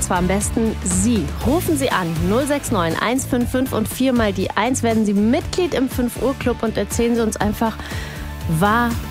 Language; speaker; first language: German; native; German